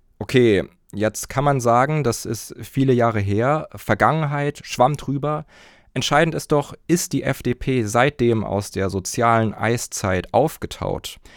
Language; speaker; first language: German; native; German